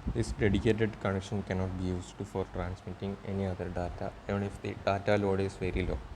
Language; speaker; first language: English; non-native, local second language; Malayalam